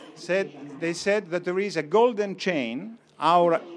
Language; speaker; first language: English; non-native, fluent; Greek